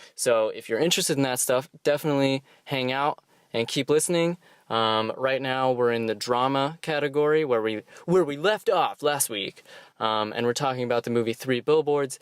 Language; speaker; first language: English; native; English